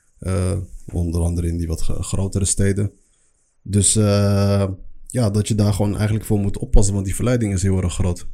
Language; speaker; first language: Dutch; early bilingual, other home language; Arabic